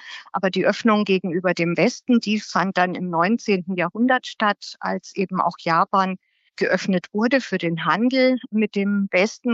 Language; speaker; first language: German; native; German